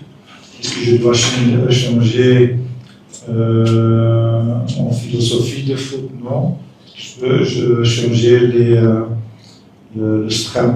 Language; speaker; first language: French; non-native, local second language; Dutch